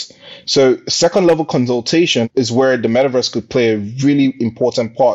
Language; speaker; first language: English; non-native, local second language; Yoruba